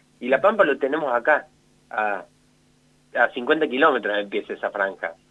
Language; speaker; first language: Spanish; native; Spanish